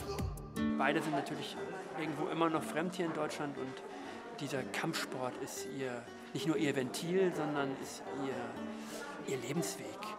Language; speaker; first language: German; native; German